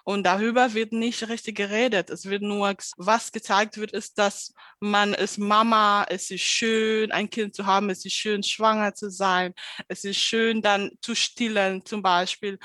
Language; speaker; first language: German; non-native, fluent; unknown